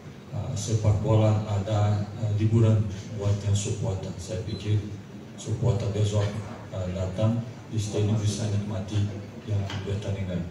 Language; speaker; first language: Indonesian; non-native, learner; Portuguese